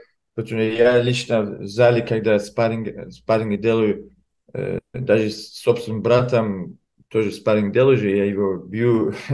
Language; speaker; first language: Russian; early bilingual, heritage; Kumyk